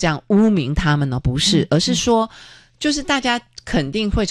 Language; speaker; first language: Chinese; native; Chinese